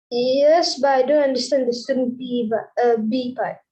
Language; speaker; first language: English; non-native, fluent; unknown